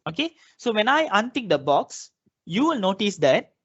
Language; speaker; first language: English; non-native, local second language; Malay